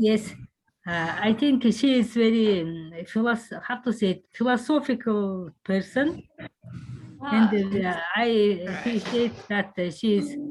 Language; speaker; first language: English; non-native, learner; Mongolian